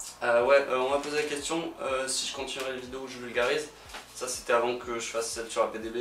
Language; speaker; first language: French; native; French